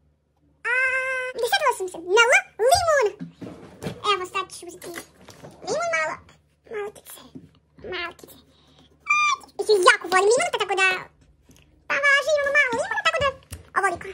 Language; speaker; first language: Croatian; non-native, fluent; Russian